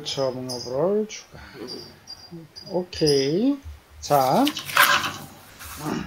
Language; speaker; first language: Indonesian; non-native, fluent; Korean